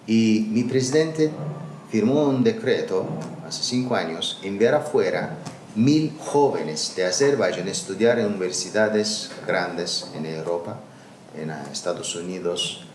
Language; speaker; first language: Spanish; non-native, learner; Azerbaijani